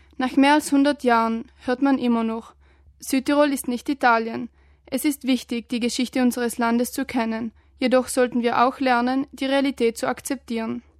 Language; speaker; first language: German; native; German